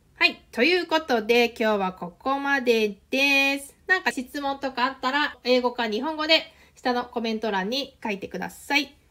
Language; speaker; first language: Japanese; native; Japanese